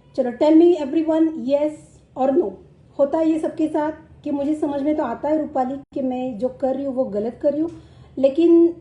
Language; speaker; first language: Hindi; non-native, local second language; Marathi